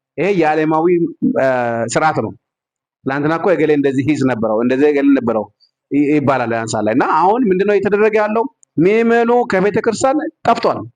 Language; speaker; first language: Amharic; non-native, local second language; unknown